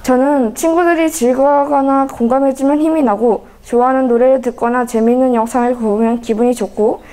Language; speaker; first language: Korean; native; Korean